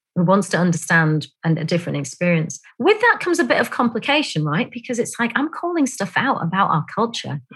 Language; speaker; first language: English; native; English